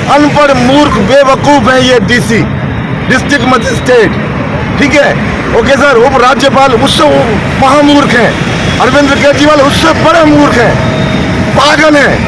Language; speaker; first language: Hindi; native; Hindi